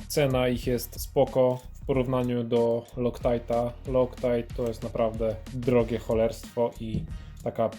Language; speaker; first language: Polish; native; Polish